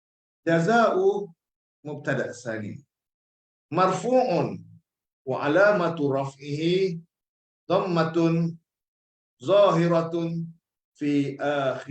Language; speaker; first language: Arabic; non-native, fluent; Malay